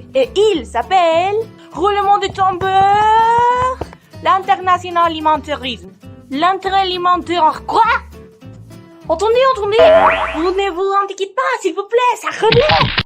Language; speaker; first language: French; non-native, learner; Spanish